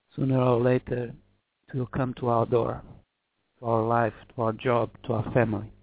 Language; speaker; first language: English; non-native, fluent; Portuguese